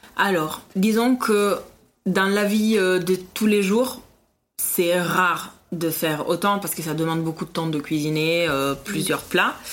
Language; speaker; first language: French; non-native, fluent; Italian